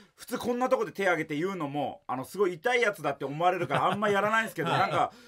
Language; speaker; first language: Japanese; native; Japanese